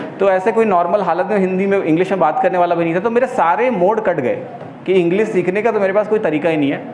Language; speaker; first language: Hindi; native; Hindi